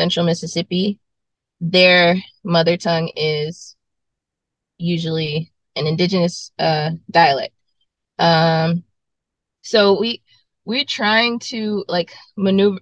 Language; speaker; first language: English; native; English